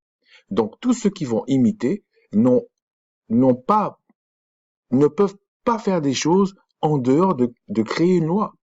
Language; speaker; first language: French; native; French